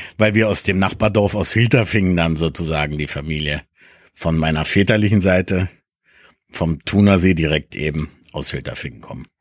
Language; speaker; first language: German; early bilingual, other home language; Spanish